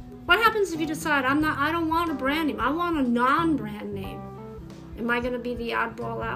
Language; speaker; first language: English; native; English